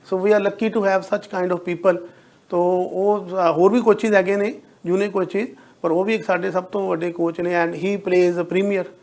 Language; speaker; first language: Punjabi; native; Punjabi